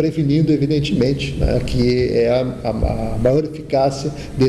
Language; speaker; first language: Portuguese; native; Portuguese